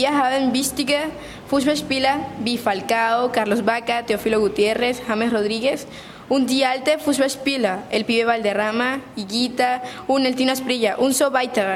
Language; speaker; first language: German; non-native, learner; Spanish